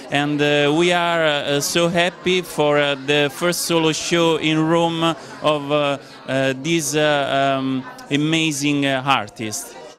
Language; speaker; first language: English; non-native, fluent; Italian